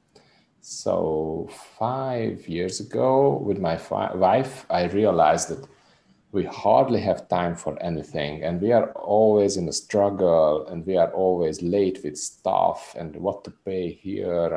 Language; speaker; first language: English; non-native, fluent; Hungarian